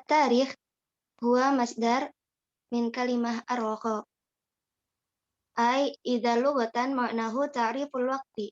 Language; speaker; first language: Arabic; non-native, learner; Indonesian